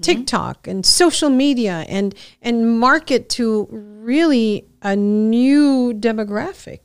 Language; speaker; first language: English; early bilingual, other home language; Spanish